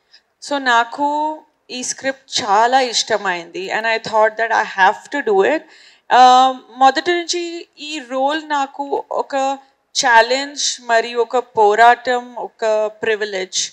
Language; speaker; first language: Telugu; non-native, fluent; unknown